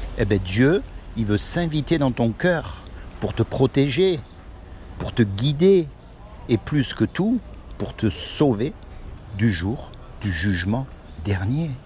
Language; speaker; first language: French; native; French